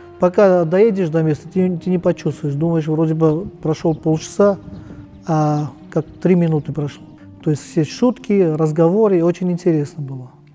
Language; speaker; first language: Russian; non-native, local second language; Armenian